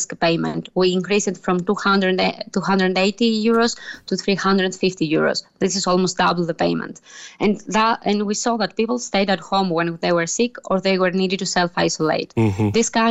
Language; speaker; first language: English; native; English